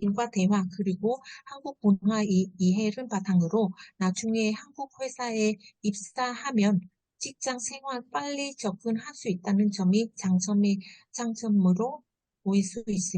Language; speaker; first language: Korean; non-native, fluent; Vietnamese